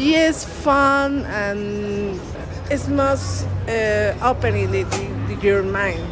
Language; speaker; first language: English; non-native, learner; Spanish